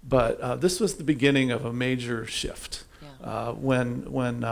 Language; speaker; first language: English; native; English